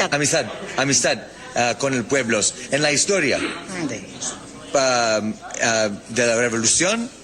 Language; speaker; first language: Spanish; non-native, learner; English